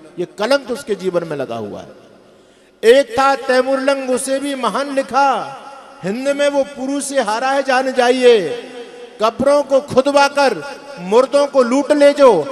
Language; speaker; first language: Hindi; native; Hindi